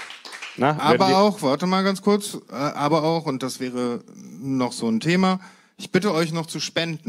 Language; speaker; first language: German; native; German